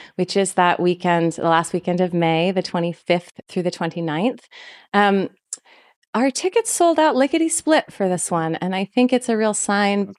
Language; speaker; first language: English; native; English